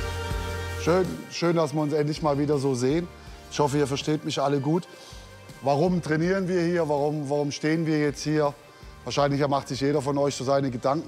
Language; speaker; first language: German; native; German